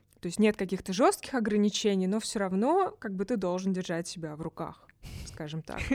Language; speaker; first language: Russian; native; Russian